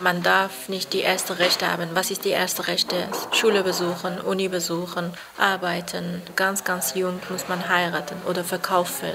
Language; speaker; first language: German; non-native, fluent; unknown